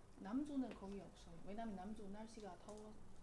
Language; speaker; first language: Korean; non-native, learner; Chinese